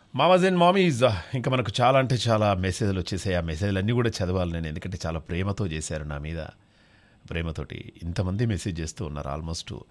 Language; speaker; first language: Telugu; native; Telugu